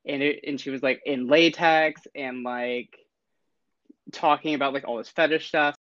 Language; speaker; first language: English; native; English